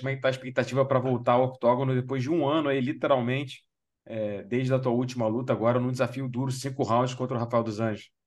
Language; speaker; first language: Portuguese; native; Portuguese